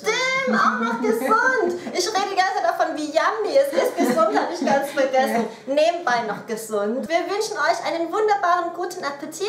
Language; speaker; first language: German; native; German